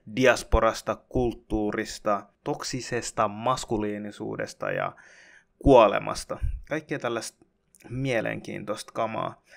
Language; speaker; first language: Finnish; early bilingual, other home language; Bangla